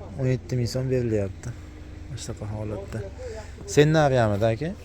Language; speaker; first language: Uzbek; native; Uzbek